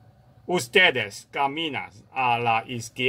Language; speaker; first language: Spanish; non-native, learner; Cantonese